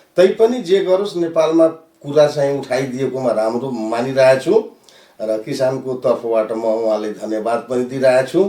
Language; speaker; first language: Nepali; non-native, local second language; Maithili